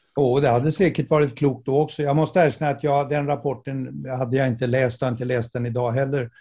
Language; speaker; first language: Swedish; native; Swedish